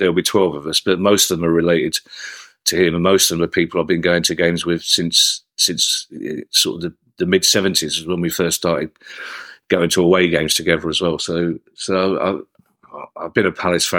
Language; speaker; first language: English; native; English